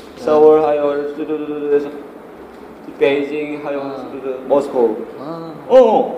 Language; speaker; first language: Chinese; non-native, learner; Korean